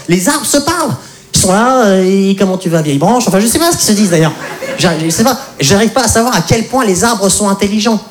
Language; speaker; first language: French; native; French